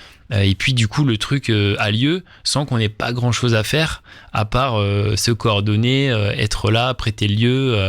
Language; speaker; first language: French; native; French